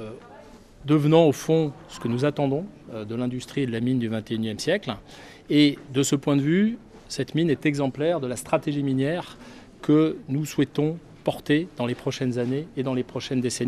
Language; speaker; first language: French; native; French